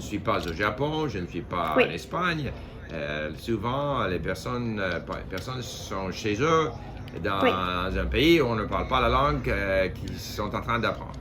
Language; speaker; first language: French; non-native, fluent; English